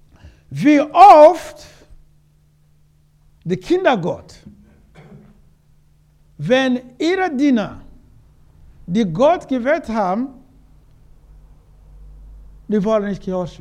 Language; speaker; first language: German; non-native, learner; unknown